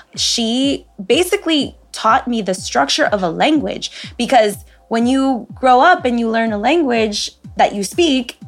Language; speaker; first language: English; early bilingual, other home language; Spanish